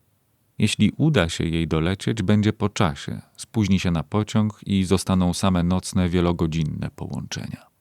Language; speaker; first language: Polish; native; Polish